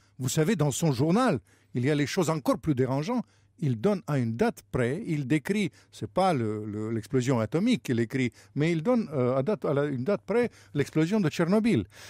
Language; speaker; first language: French; non-native, fluent; Russian